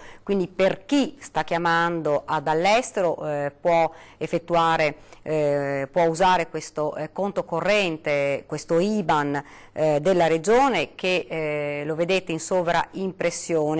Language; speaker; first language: Italian; native; Italian